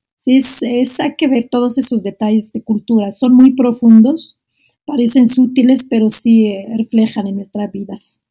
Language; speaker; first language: Spanish; non-native, fluent; Arabic